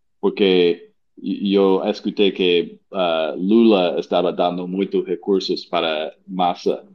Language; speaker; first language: Portuguese; non-native, learner; English